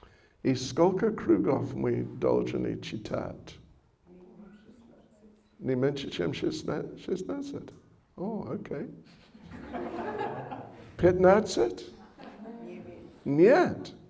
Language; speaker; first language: Russian; non-native, learner; English